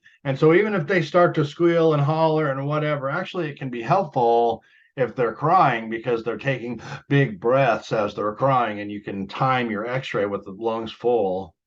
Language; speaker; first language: English; native; English